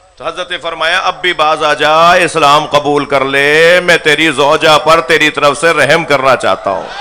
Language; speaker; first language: Urdu; non-native, local second language; Sindhi